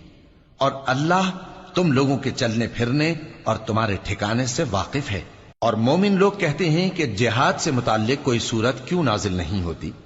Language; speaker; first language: Urdu; native; Urdu